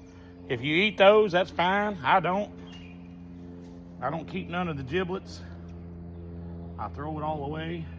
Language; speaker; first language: English; native; English